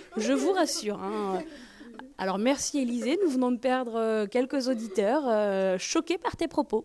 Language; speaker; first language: French; native; French